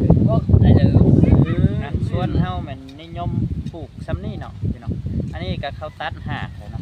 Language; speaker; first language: Thai; non-native, local second language; Lao